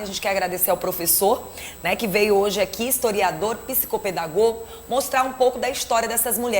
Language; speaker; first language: Portuguese; native; Portuguese